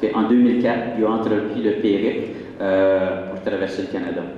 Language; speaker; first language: French; native; French